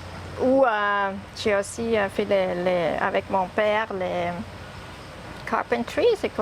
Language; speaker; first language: French; non-native, learner; English